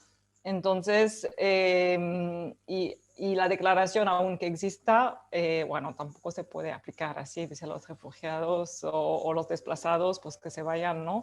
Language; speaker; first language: Spanish; native; Spanish